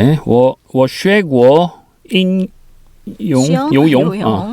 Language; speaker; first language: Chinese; non-native, learner; Korean